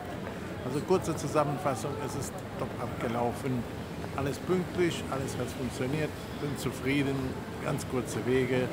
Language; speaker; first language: German; non-native, fluent; Polish